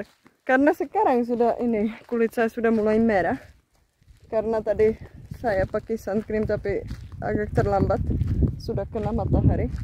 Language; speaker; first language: Indonesian; non-native, fluent; Czech